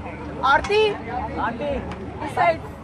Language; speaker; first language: Hindi; native; Hindi